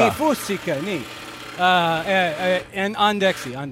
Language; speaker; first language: Finnish; non-native, learner; English